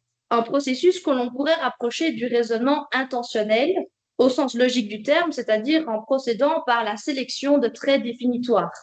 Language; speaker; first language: French; native; French